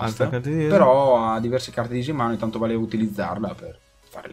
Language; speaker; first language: Italian; native; Italian